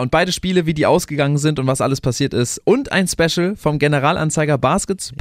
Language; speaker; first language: German; native; German